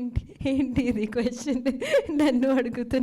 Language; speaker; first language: Telugu; non-native, fluent; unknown